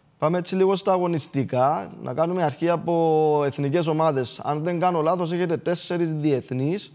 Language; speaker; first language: Greek; native; Greek